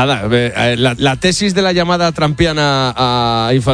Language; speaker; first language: Spanish; native; Spanish